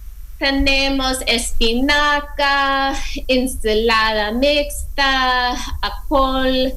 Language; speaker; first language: Spanish; non-native, fluent; English